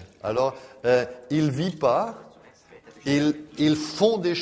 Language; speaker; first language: French; non-native, fluent; German